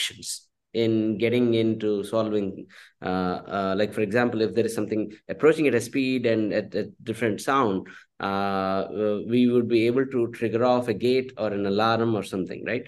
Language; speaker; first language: English; non-native, local second language; Telugu